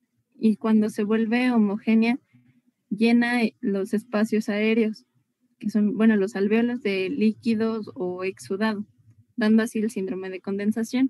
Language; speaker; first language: Spanish; native; Spanish